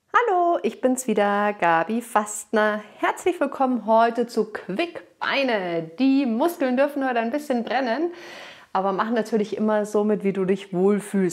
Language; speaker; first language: German; native; German